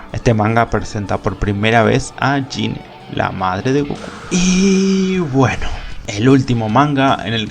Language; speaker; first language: Spanish; native; Spanish